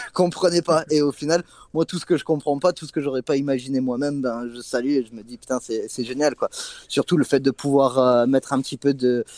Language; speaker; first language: French; non-native, fluent; English